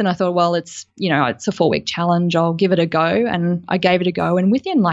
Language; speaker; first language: English; native; English